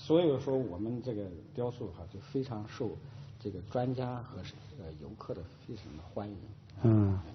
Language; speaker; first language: Chinese; native; Chinese